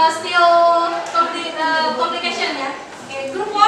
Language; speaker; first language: English; non-native, fluent; Indonesian